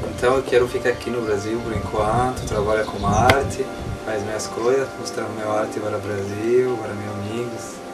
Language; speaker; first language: Portuguese; non-native, learner; Arabic